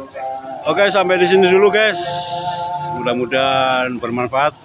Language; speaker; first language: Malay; non-native, local second language; Javanese